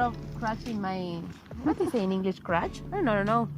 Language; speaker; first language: English; non-native, learner; Spanish